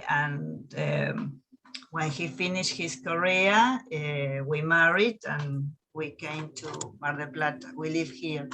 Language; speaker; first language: English; non-native, learner; Spanish